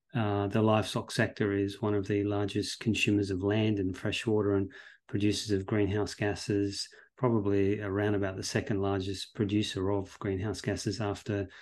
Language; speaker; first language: English; native; English